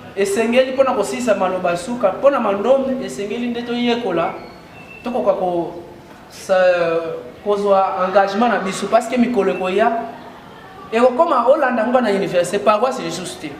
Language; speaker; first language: Lingala; non-native, local second language; Kongo